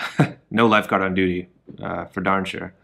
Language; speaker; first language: English; native; English